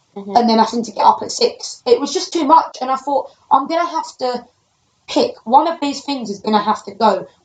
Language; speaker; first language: English; native; English